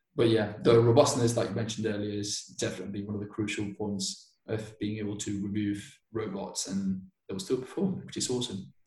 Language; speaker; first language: English; non-native, fluent; Spanish